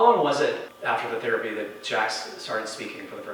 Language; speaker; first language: English; native; English